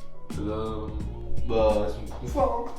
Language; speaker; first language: French; native; French